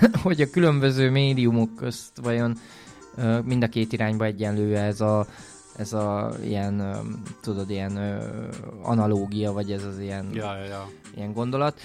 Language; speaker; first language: Hungarian; native; Hungarian